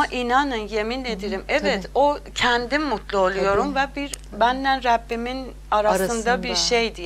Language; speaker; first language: Turkish; non-native, learner; Azerbaijani